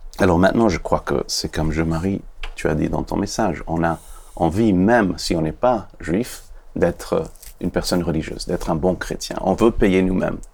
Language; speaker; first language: French; non-native, fluent; Hebrew